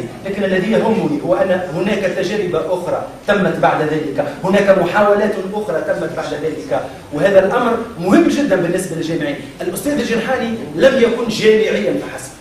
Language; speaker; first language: Arabic; native; Arabic